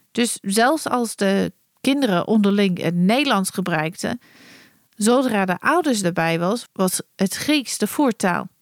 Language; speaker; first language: Dutch; non-native, fluent; English